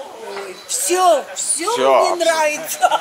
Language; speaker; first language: Russian; non-native, local second language; Armenian